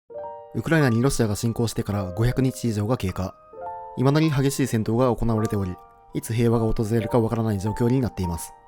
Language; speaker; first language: Japanese; native; Japanese